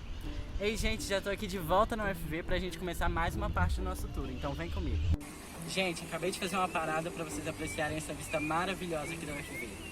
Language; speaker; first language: Portuguese; native; Portuguese